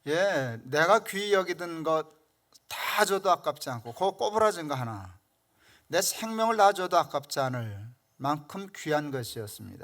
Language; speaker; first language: Korean; native; Korean